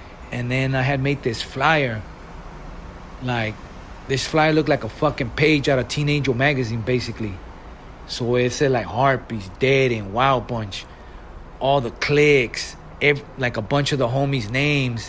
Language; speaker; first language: English; early bilingual, other home language; Spanish